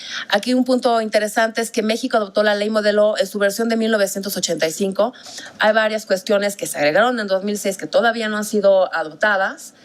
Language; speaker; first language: Spanish; native; Spanish